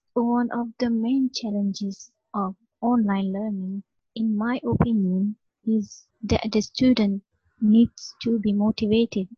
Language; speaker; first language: English; non-native, local second language; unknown